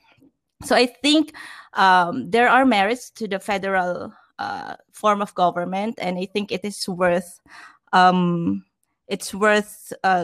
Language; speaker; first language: English; non-native, local second language; Filipino